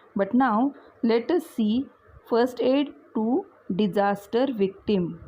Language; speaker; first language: English; non-native, local second language; Marathi